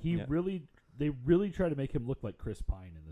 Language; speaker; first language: English; native; English